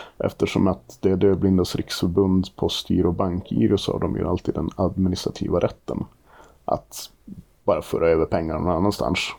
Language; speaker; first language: Swedish; native; Swedish